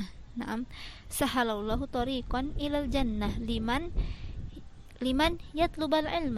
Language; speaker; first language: Arabic; non-native, fluent; Indonesian